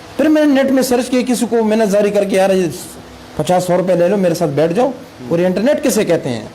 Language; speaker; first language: Urdu; non-native, local second language; Pashto